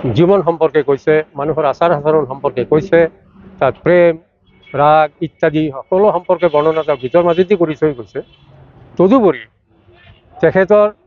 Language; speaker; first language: Assamese; native; Assamese